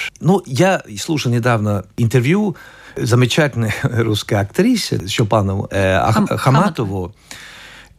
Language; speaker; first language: Russian; non-native, fluent; Swedish